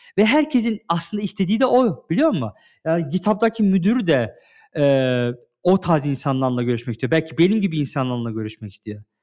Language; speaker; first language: Turkish; early bilingual, heritage; Turkish